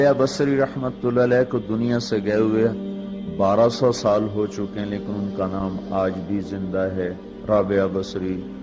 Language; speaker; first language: Urdu; non-native, local second language; Punjabi